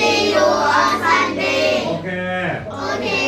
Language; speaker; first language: English; non-native, learner; Thai